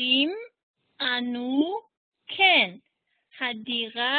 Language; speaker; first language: Hebrew; non-native, learner; German